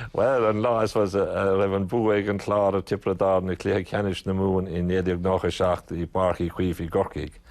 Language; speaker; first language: Irish; native; Irish